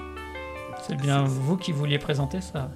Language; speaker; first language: French; native; French